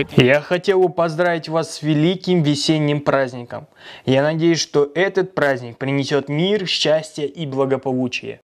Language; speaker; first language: Russian; non-native, local second language; Kazakh